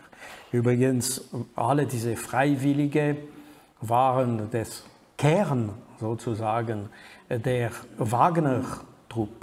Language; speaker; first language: German; non-native, fluent; French